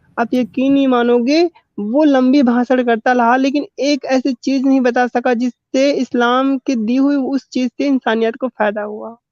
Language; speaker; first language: Hindi; native; Hindi